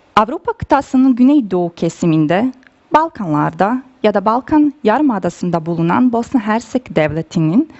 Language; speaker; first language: Turkish; non-native, fluent; Bosnian